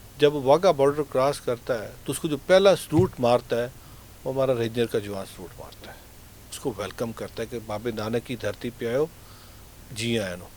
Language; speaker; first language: Urdu; non-native, local second language; Punjabi